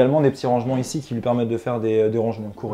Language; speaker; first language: French; native; French